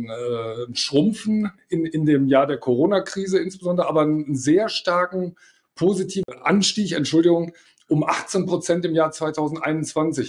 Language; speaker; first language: German; native; German